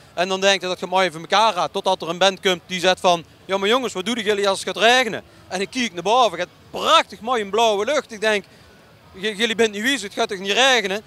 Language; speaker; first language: Dutch; native; Dutch